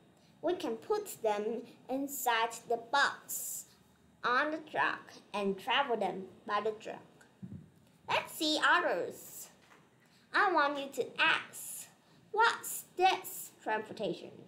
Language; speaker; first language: English; non-native, learner; Vietnamese